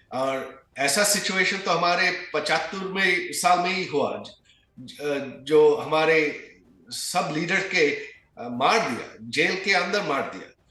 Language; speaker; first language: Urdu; non-native, fluent; Bangla